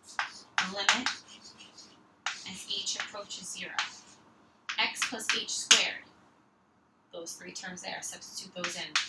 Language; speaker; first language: English; native; English